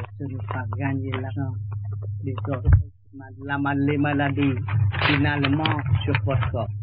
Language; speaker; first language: French; non-native, learner; Vietnamese